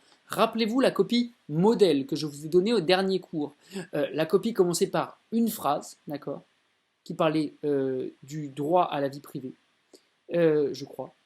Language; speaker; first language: French; native; French